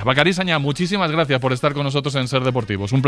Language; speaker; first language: Spanish; native; Spanish